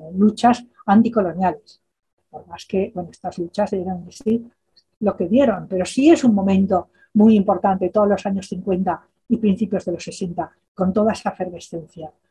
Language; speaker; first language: Spanish; native; Spanish